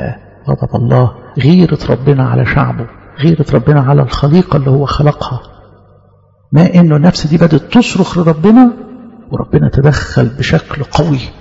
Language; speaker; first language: Arabic; native; Arabic